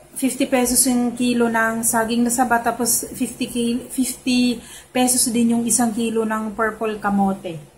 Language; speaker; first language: Filipino; non-native, local second language; Cebuano